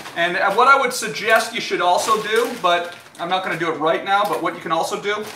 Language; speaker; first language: English; native; English